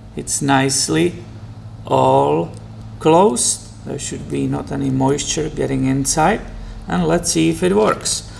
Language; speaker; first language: English; non-native, fluent; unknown